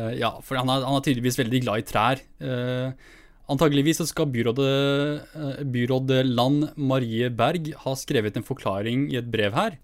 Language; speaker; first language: Norwegian; early bilingual, other home language; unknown